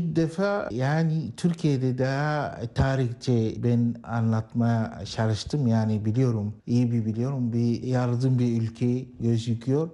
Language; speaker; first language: Turkish; non-native, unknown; Arabic